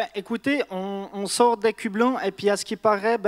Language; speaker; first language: French; native; French